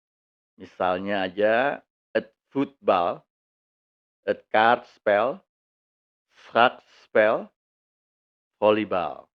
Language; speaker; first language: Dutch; non-native, fluent; Indonesian